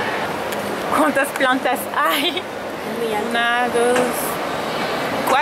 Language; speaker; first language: Spanish; non-native, learner; French